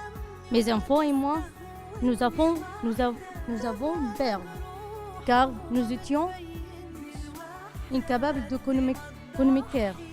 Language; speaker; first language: French; non-native, learner; Arabic